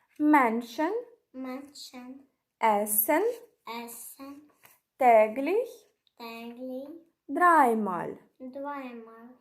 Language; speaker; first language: German; non-native, fluent; Ukrainian